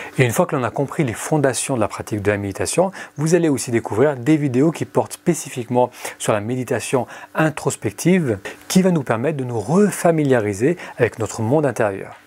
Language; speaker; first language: French; early bilingual, other home language; Arabic